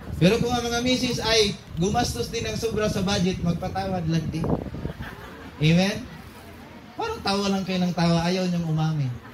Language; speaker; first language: Filipino; non-native, local second language; Cebuano